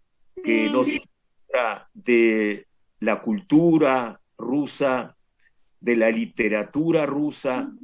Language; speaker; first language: Spanish; non-native, fluent; Russian